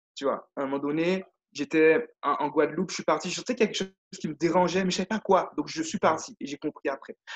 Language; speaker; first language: French; native; French